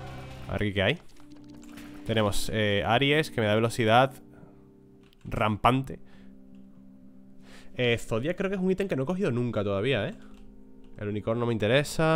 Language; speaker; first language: Spanish; native; Spanish